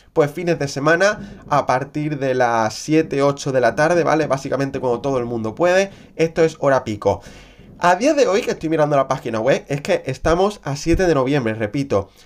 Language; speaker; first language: Spanish; native; Spanish